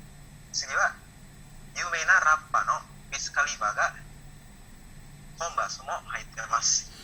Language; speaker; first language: Japanese; non-native, learner; Indonesian